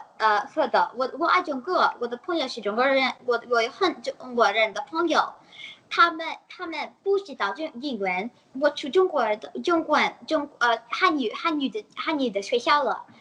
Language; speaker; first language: Chinese; non-native, learner; English